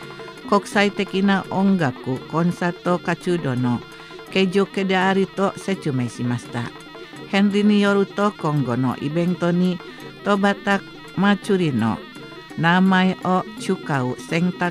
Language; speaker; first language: Japanese; non-native, fluent; Indonesian